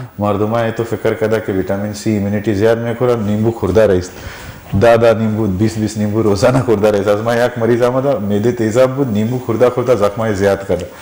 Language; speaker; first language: Persian; non-native, learner; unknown